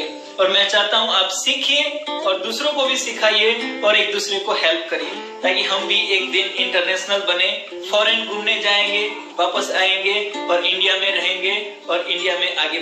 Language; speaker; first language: Hindi; non-native, local second language; Gujarati